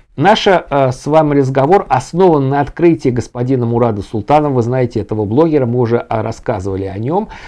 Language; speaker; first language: Russian; native; Russian